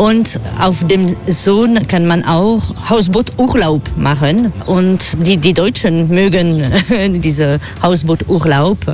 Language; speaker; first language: German; non-native, fluent; French